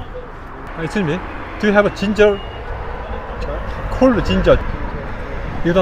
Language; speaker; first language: English; non-native, learner; Korean